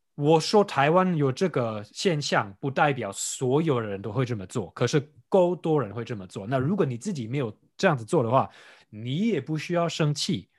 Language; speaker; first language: Chinese; non-native, fluent; German